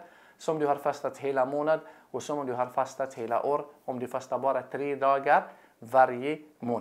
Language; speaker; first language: Swedish; non-native, fluent; Arabic